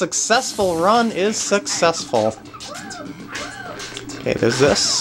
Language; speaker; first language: English; native; English